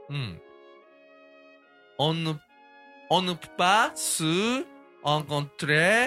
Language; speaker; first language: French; non-native, learner; Japanese